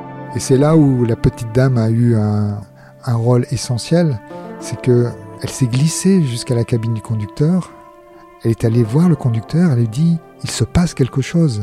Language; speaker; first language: French; native; French